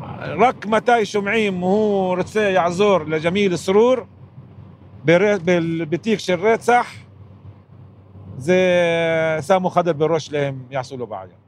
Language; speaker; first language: Hebrew; non-native, local second language; Arabic